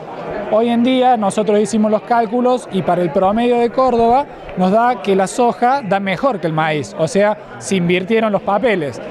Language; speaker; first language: Spanish; native; Spanish